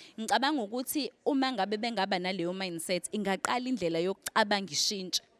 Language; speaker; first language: Zulu; native; Zulu